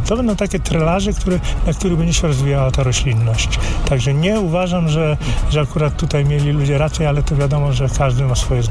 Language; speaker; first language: Polish; native; Polish